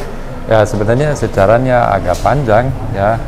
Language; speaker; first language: Indonesian; non-native, fluent; German